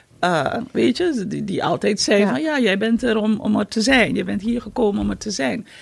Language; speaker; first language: Dutch; native; Dutch